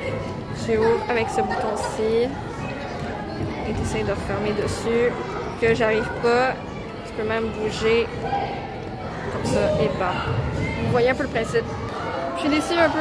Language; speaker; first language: French; native; French